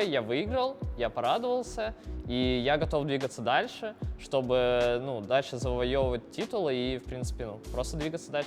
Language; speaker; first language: Russian; native; Russian